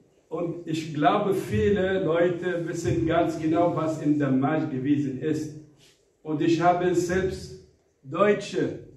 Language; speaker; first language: German; non-native, fluent; Arabic